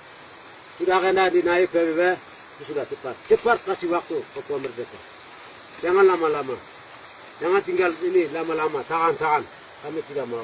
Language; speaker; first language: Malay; non-native, local second language; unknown